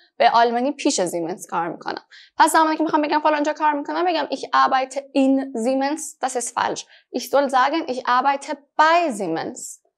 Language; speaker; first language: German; non-native, fluent; Persian